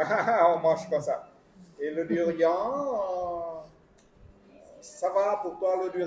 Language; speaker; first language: French; non-native, fluent; Vietnamese